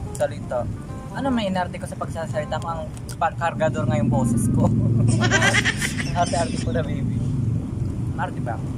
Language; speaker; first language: Filipino; non-native, local second language; Waray